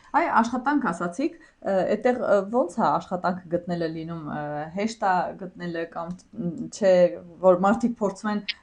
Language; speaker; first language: Armenian; native; Armenian